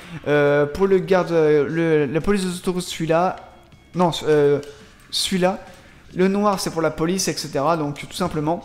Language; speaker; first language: French; native; French